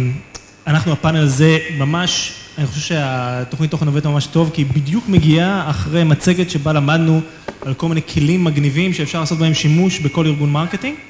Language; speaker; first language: Hebrew; native; Hebrew